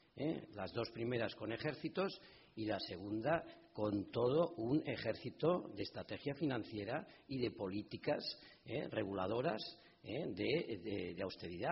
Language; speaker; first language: Spanish; native; Spanish